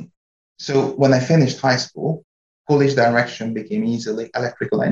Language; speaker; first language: English; non-native, fluent; Hungarian